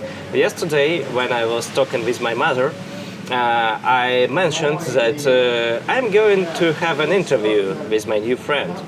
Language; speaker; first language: English; non-native, fluent; Russian